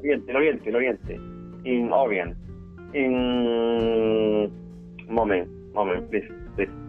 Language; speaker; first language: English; non-native, learner; Spanish